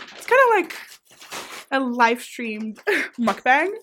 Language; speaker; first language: English; non-native, fluent; Greek